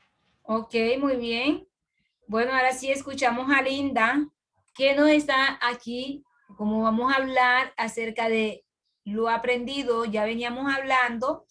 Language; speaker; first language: Spanish; native; Spanish